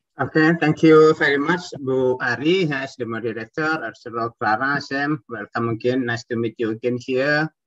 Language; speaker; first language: English; non-native, fluent; Indonesian